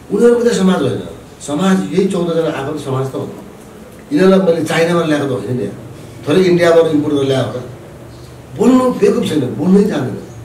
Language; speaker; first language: Nepali; non-native, local second language; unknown